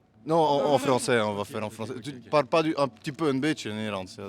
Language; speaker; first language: French; native; French